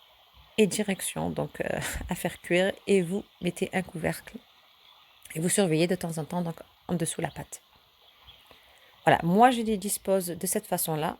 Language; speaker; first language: French; early bilingual, other home language; Turkish